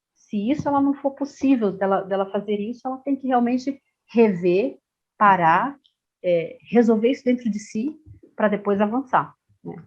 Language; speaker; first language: Portuguese; native; Portuguese